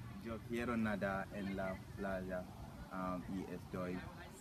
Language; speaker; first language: Spanish; non-native, learner; English